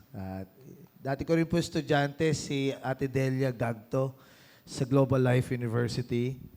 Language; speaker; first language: Filipino; native; Filipino